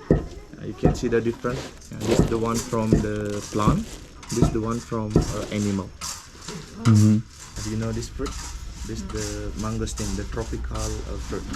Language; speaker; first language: English; non-native, local second language; Indonesian